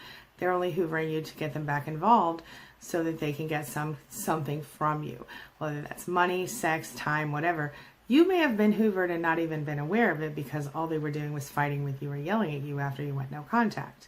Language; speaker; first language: English; native; English